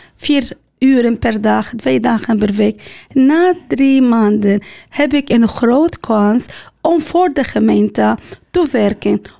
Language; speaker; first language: Dutch; non-native, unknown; Arabic